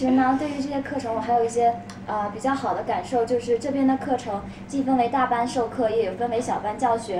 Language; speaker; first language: Chinese; native; Chinese